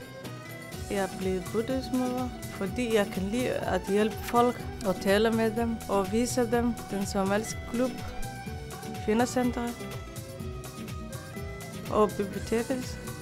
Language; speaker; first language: Danish; non-native, fluent; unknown